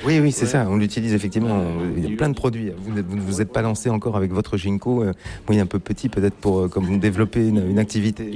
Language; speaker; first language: French; native; French